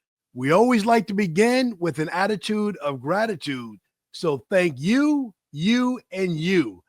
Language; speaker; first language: English; native; English